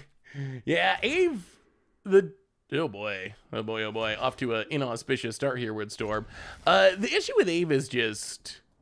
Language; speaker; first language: English; native; English